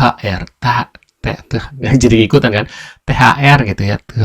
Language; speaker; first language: Indonesian; native; Indonesian